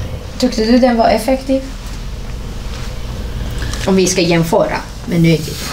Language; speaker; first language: Swedish; non-native, fluent; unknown